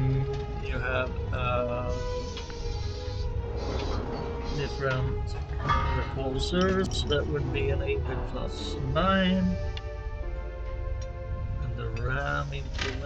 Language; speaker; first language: English; non-native, fluent; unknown